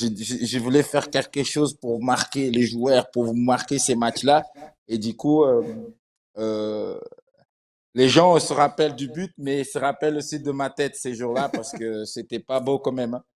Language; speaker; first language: French; non-native, fluent; Portuguese